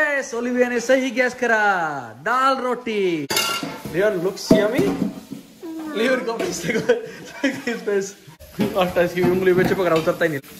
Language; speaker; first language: Hindi; native; Hindi